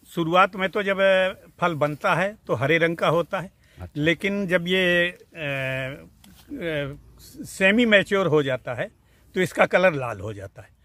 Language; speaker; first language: Hindi; native; Hindi